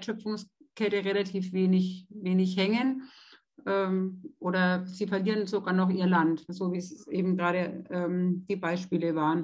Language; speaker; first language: German; native; German